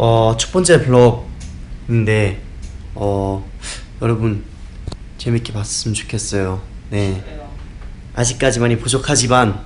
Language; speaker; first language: Korean; early bilingual, heritage; Korean